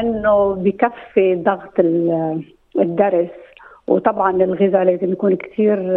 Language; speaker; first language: Arabic; native; Arabic